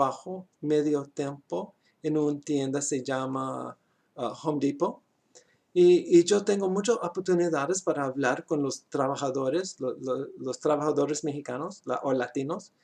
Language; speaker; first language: Spanish; non-native, learner; English